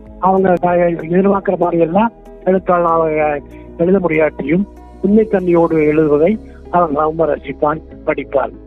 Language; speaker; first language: Tamil; non-native, local second language; Kannada